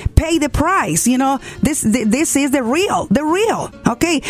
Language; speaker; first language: English; non-native, learner; Spanish